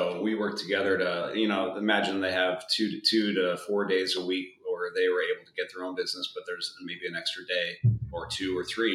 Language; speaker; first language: English; native; English